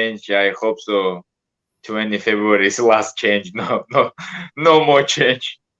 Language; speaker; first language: English; non-native, learner; Russian